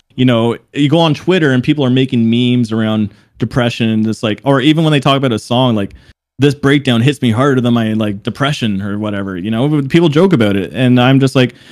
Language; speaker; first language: English; native; English